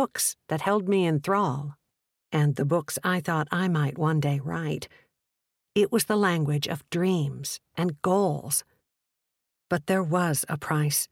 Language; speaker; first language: English; early bilingual, other home language; Czech